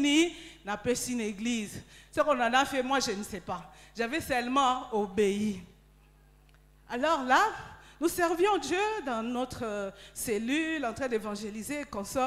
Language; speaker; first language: French; non-native, local second language; Lingala